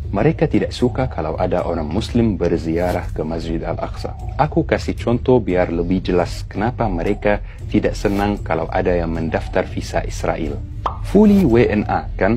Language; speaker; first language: Indonesian; non-native, fluent; Arabic